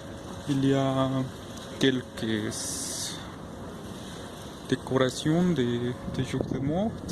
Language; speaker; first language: French; non-native, fluent; Spanish